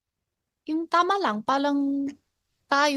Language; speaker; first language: Filipino; non-native, learner; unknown